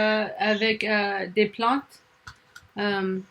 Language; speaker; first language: French; non-native, learner; English